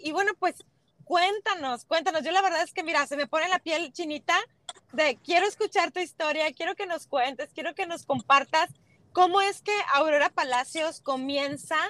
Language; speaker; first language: Spanish; native; Spanish